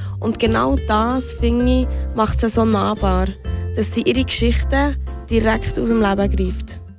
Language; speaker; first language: German; native; German